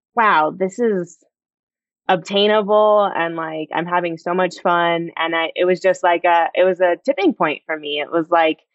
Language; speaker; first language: English; native; English